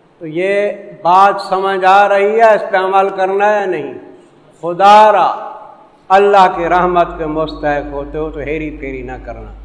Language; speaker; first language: Urdu; non-native, local second language; Saraiki